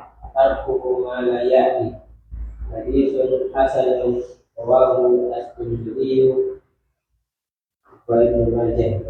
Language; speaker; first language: Arabic; non-native, learner; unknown